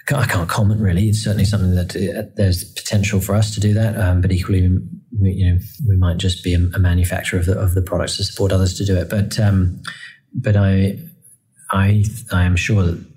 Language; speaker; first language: English; native; English